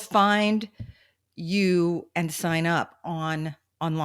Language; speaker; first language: English; native; English